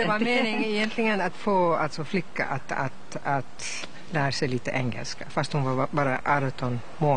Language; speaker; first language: Swedish; non-native, fluent; English